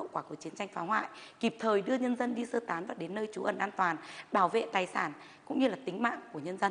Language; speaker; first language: Vietnamese; native; Vietnamese